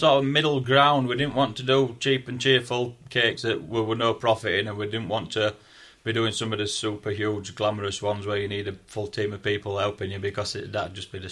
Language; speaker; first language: English; native; English